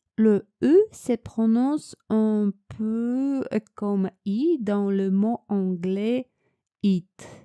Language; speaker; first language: French; non-native, fluent; Polish